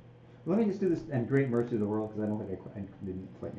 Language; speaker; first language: English; native; English